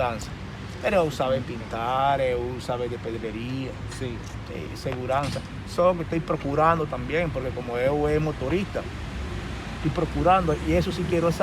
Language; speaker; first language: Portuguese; non-native, learner; Spanish